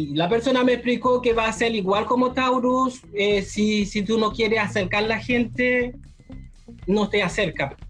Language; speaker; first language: Spanish; non-native, fluent; Haitian Creole